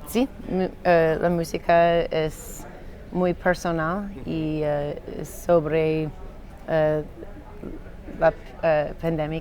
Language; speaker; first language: Spanish; non-native, learner; English